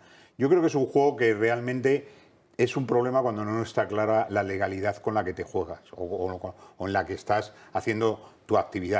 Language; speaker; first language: Spanish; native; Spanish